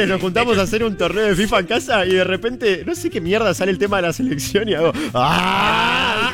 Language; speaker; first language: Spanish; native; Spanish